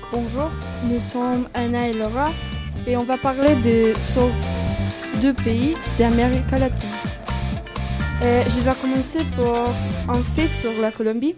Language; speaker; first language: French; non-native, learner; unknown